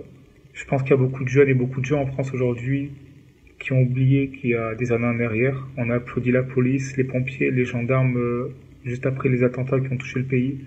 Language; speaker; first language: French; native; French